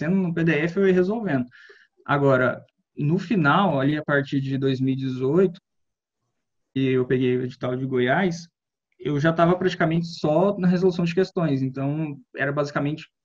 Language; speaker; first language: Portuguese; native; Portuguese